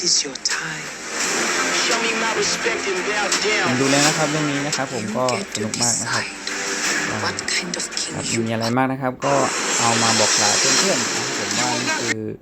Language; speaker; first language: Thai; native; Thai